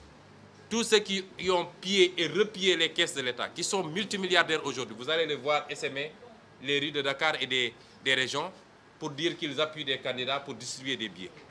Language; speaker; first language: French; non-native, local second language; Wolof